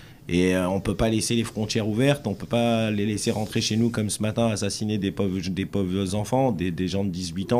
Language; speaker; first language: French; native; French